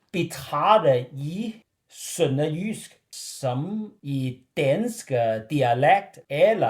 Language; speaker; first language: Danish; non-native, learner; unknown